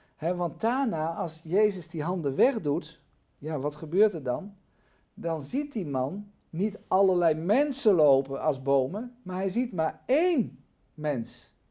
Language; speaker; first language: Dutch; native; Dutch